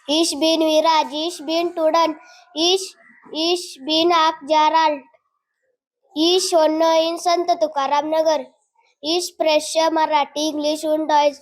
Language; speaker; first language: German; non-native, learner; Marathi